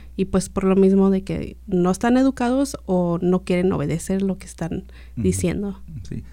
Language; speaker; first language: Spanish; early bilingual, heritage; Spanish